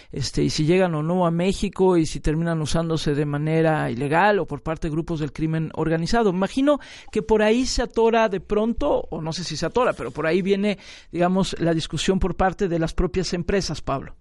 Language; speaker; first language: Spanish; native; Spanish